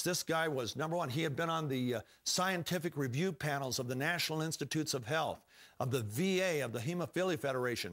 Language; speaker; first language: English; native; English